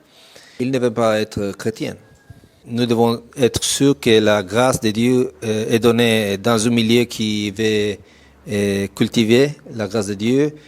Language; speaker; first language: French; non-native, fluent; Italian